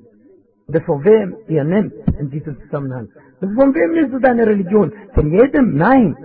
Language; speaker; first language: German; non-native, fluent; Arabic